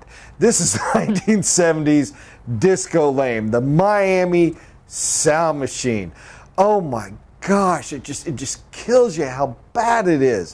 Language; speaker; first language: English; native; English